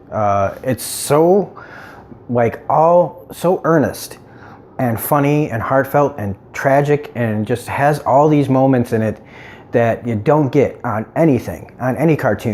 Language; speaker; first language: English; native; English